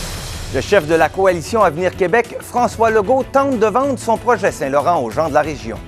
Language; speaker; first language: French; native; French